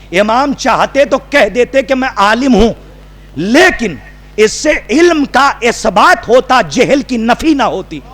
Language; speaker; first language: Urdu; native; Urdu